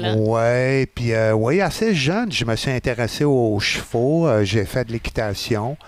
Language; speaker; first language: French; native; French